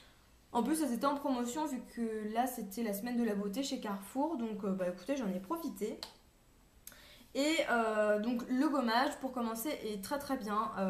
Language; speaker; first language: French; native; French